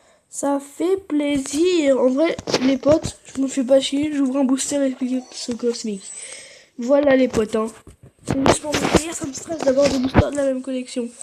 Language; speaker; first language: French; native; French